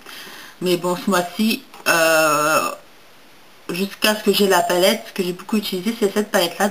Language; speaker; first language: French; native; French